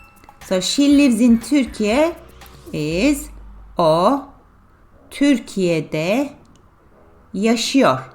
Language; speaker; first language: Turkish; non-native, fluent; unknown